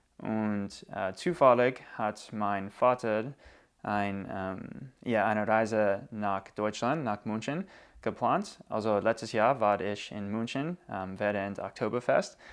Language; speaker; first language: German; non-native, learner; English